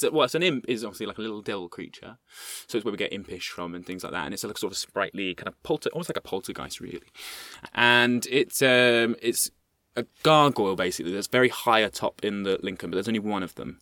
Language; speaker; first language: English; native; English